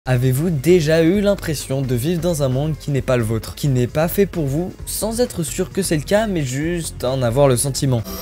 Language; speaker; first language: French; native; French